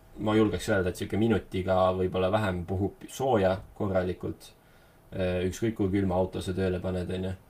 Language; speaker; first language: Estonian; native; Estonian